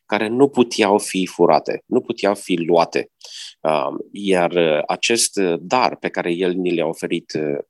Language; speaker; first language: Romanian; native; Romanian